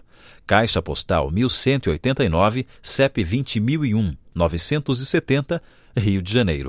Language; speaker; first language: Portuguese; native; Portuguese